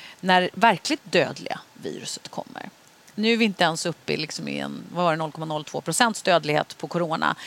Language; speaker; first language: Swedish; native; Swedish